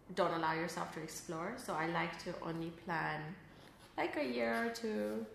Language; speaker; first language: English; early bilingual, other home language; Urdu